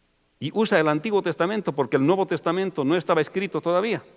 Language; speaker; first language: Spanish; native; Spanish